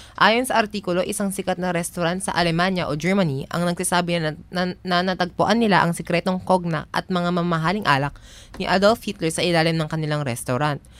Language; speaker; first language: Filipino; native; Filipino